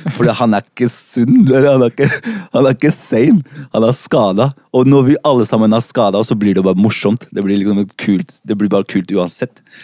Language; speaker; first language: Norwegian; early bilingual, other home language; Spanish